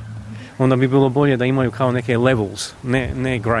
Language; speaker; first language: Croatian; early bilingual, heritage; Croatian